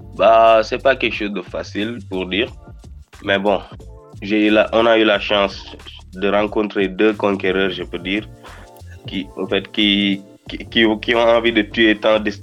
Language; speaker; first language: French; non-native, local second language; Wolof